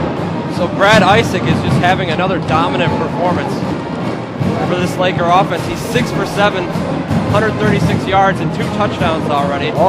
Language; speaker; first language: English; native; English